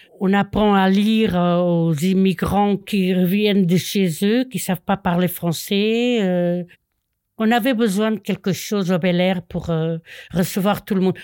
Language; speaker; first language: French; non-native, fluent; Portuguese